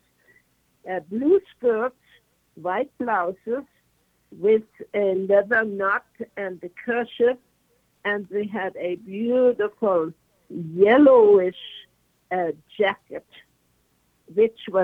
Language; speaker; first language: English; non-native, fluent; German